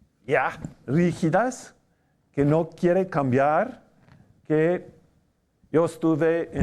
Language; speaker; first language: Spanish; non-native, fluent; English